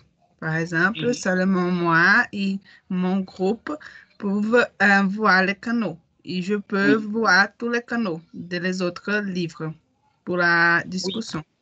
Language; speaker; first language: French; non-native, learner; Portuguese